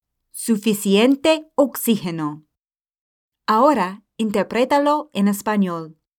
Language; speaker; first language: Spanish; non-native, fluent; English